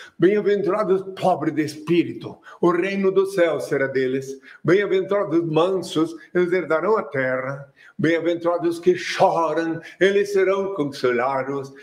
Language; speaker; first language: Portuguese; non-native, fluent; French